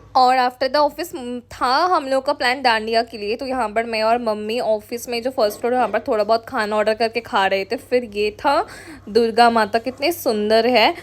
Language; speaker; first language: Hindi; non-native, local second language; Bangla